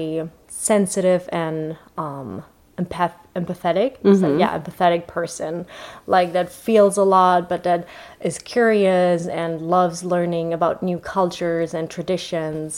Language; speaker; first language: English; non-native, fluent; German